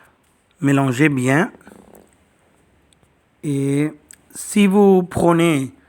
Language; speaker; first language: French; non-native, learner; Tamil